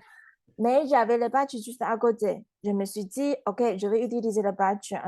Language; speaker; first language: French; non-native, fluent; Chinese